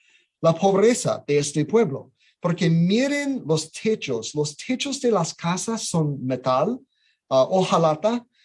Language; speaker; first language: Spanish; non-native, fluent; English